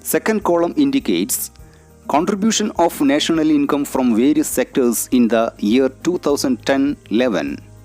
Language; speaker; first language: English; non-native, local second language; Malayalam